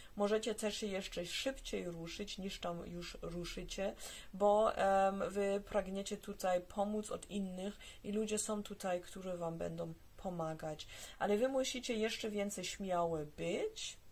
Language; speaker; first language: Polish; early bilingual, heritage; Polish